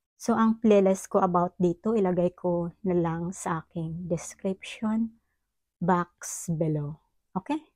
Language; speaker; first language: Filipino; non-native, local second language; Cebuano